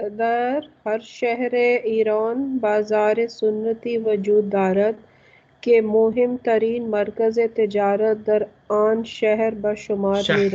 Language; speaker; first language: Persian; non-native, learner; Urdu